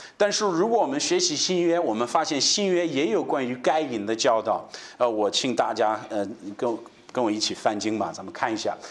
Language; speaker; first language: Chinese; non-native, fluent; English